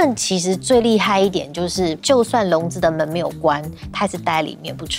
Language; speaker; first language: Chinese; native; Chinese